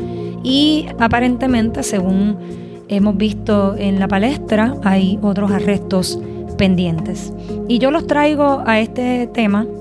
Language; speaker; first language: Spanish; native; Spanish